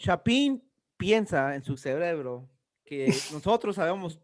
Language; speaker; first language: Spanish; early bilingual, heritage; Spanish